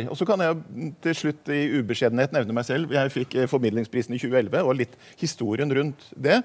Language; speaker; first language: Norwegian; native; Norwegian